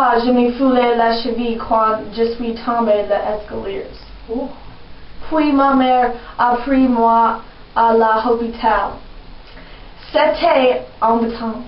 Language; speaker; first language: French; non-native, learner; English